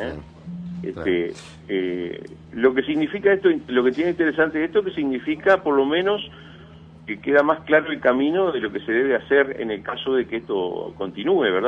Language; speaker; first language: Spanish; native; Spanish